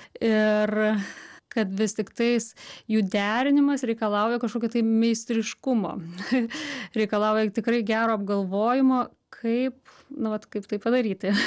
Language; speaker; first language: Lithuanian; native; Lithuanian